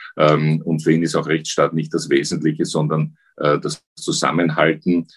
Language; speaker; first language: German; native; German